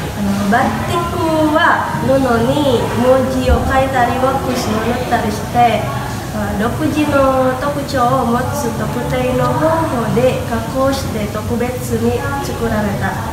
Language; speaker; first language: Japanese; non-native, learner; Indonesian